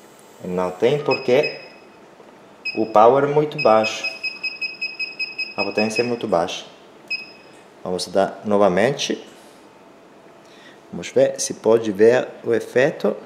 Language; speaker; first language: Portuguese; non-native, learner; Spanish